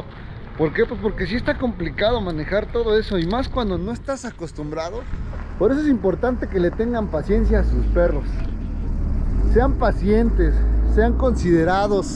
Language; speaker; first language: Spanish; native; Spanish